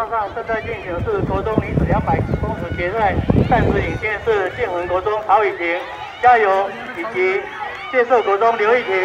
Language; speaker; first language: Chinese; native; Chinese